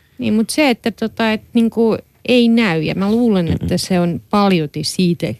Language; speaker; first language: Finnish; non-native, fluent; Russian